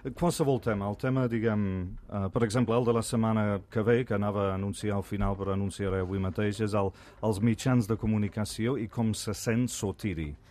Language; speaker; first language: Catalan; non-native, fluent; English